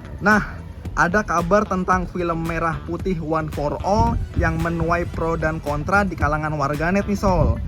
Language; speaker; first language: Indonesian; native; Indonesian